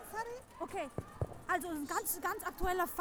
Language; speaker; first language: German; early bilingual, other home language; Kurdish